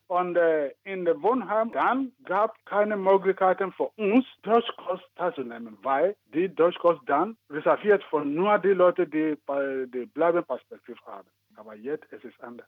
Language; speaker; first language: German; non-native, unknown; English